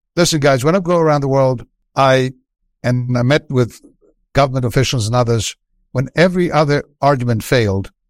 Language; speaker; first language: English; non-native, fluent; Greek